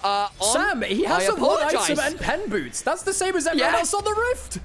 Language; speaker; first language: English; native; English